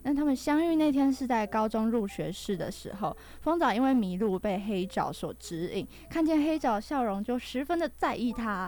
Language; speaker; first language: Chinese; native; Chinese